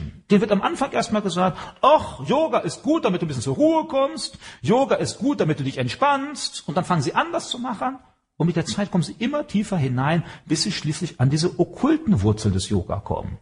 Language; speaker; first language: German; native; German